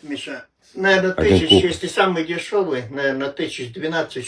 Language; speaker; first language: Russian; native; Russian